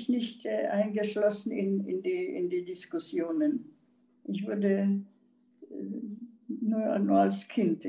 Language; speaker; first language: German; non-native, local second language; Czech